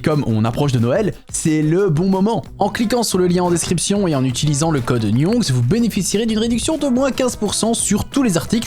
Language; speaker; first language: French; native; French